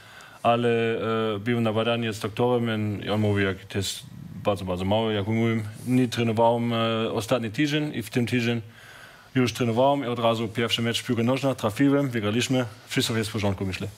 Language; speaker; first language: Polish; non-native, learner; German